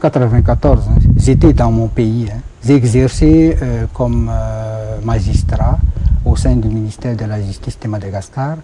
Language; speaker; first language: French; non-native, local second language; Malagasy